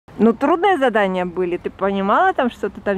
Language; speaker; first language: Russian; native; Russian